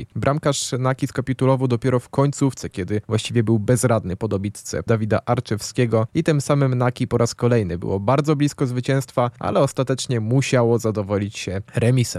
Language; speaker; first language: Polish; native; Polish